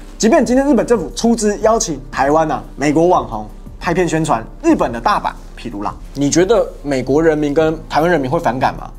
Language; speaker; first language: Chinese; native; Chinese